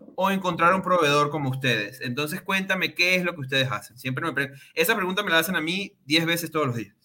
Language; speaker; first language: Spanish; native; Spanish